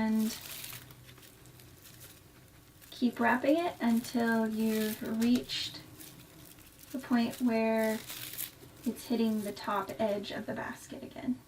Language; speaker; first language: English; native; English